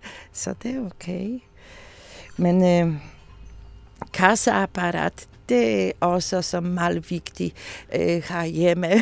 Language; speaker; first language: Danish; non-native, learner; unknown